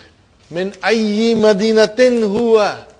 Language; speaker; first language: Arabic; non-native, fluent; Urdu